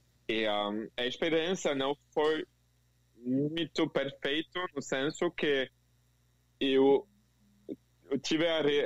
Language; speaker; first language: Portuguese; non-native, fluent; French